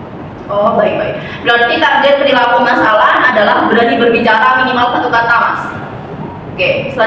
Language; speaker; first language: Indonesian; native; Indonesian